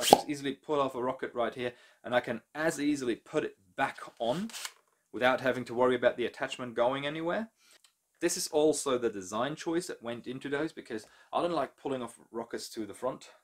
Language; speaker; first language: English; non-native, fluent; German